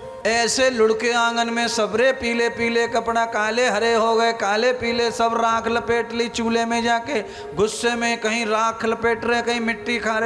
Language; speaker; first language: Hindi; native; Hindi